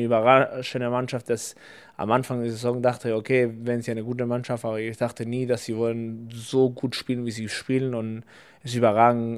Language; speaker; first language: German; non-native, fluent; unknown